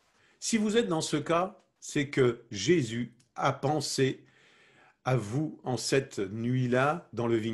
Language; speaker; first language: French; native; French